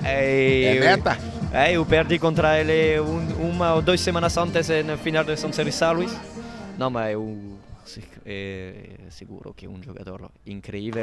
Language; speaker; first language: Portuguese; non-native, learner; Italian